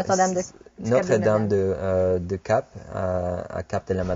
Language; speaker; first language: French; non-native, fluent; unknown